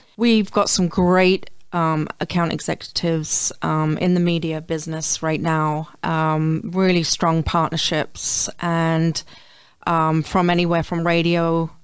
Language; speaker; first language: English; native; English